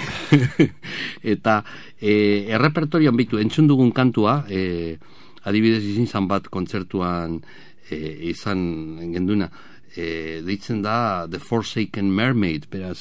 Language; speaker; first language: Basque; native; Basque